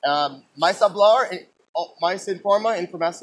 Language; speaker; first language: Spanish; non-native, learner; English